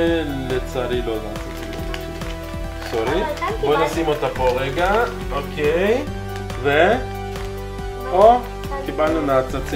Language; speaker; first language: Hebrew; native; Hebrew